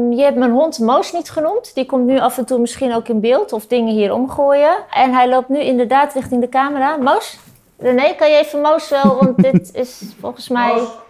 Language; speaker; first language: Dutch; early bilingual, other home language; Turkish